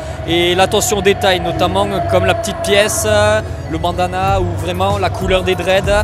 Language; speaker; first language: French; native; French